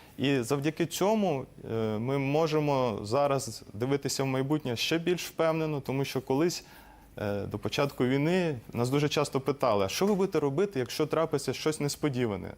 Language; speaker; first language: Ukrainian; native; Ukrainian